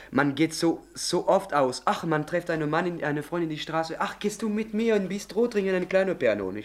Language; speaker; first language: German; non-native, learner; French